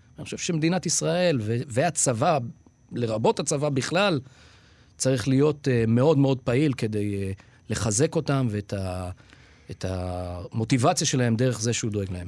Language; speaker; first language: Hebrew; native; Hebrew